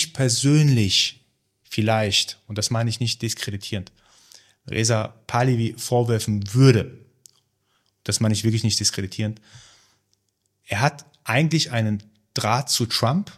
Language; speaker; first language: German; early bilingual, other home language; Persian